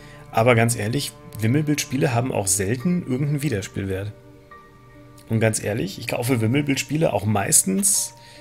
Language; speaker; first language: German; native; German